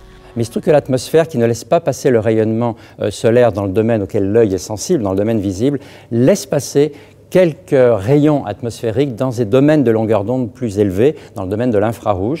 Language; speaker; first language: French; native; French